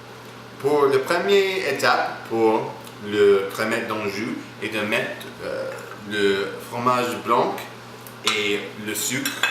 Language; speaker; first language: French; non-native, learner; English